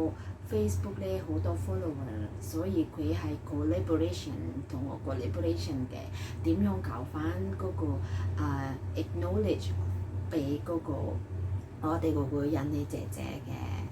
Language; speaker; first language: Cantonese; non-native, learner; Indonesian